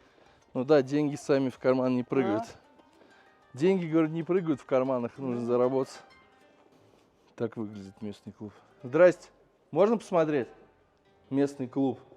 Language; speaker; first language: Russian; native; Russian